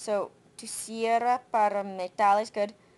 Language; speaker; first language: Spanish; non-native, learner; English